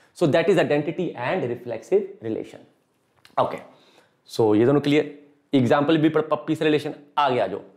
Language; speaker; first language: Hindi; native; Hindi